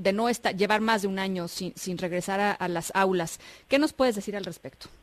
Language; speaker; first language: Spanish; native; Spanish